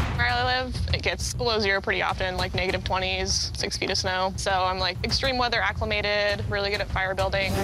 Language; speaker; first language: English; native; English